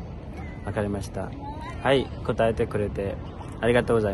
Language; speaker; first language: Japanese; non-native, fluent; Burmese